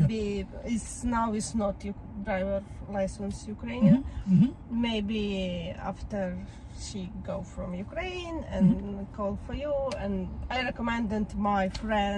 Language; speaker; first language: English; non-native, learner; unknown